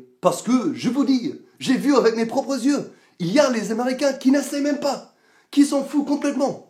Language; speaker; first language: French; non-native, fluent; English